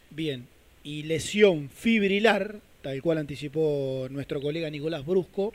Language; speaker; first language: Spanish; native; Spanish